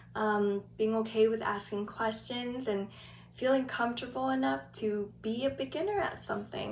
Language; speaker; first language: English; native; English